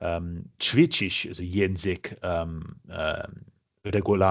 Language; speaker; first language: Polish; non-native, fluent; English